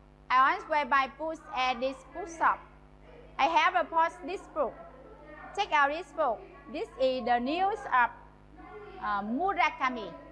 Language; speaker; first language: English; non-native, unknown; Vietnamese